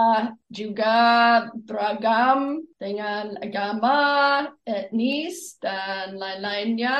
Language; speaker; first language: Indonesian; non-native, fluent; English